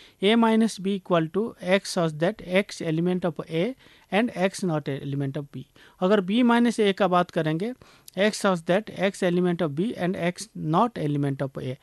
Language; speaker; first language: English; non-native, local second language; Hindi